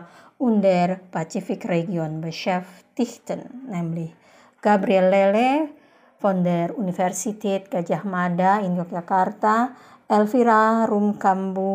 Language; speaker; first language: German; non-native, fluent; Indonesian